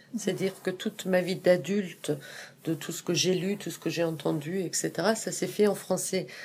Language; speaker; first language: French; non-native, fluent; Persian